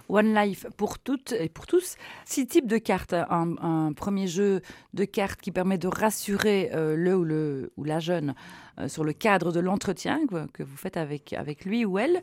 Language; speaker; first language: French; native; French